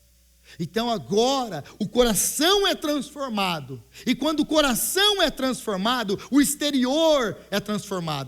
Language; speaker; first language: Portuguese; native; Portuguese